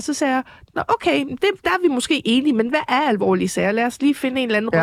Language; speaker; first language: Danish; native; Danish